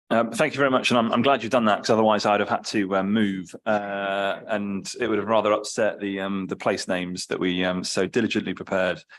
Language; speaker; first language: English; native; English